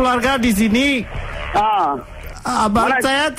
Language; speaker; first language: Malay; non-native, local second language; Tamil